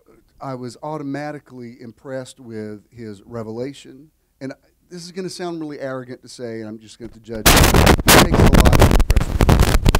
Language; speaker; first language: English; native; English